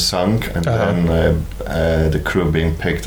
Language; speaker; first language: English; non-native, fluent; Polish